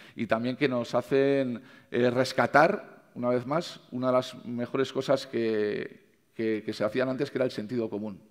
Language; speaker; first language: Spanish; native; Spanish